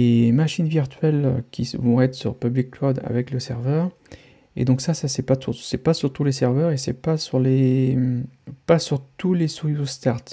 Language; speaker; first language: French; native; French